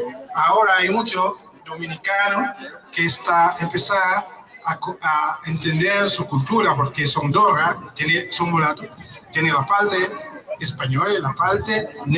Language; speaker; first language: Spanish; non-native, fluent; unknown